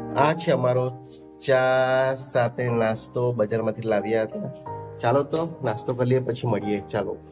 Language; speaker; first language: Gujarati; non-native, local second language; Kukna